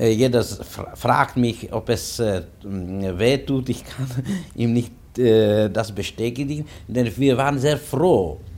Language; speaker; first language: German; non-native, fluent; Czech